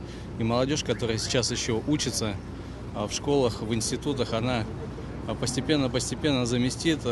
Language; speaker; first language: Russian; native; Russian